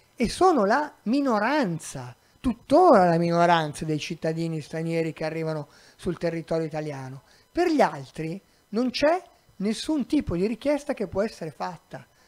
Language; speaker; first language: Italian; native; Italian